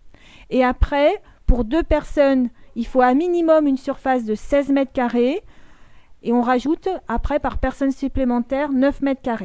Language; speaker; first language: French; native; French